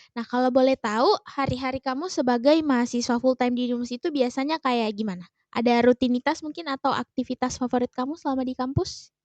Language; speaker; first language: Indonesian; native; Indonesian